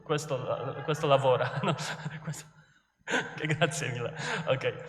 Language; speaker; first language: Italian; non-native, learner; Polish